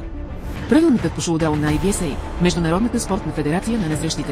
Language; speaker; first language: Bulgarian; native; Bulgarian